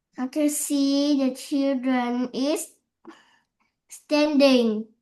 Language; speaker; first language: English; non-native, learner; Vietnamese